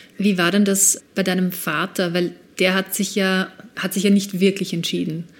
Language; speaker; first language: German; native; German